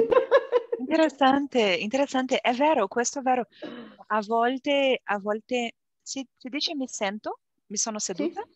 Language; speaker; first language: Italian; non-native, learner; Portuguese